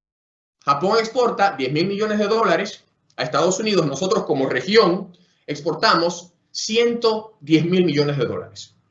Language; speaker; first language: Spanish; native; Spanish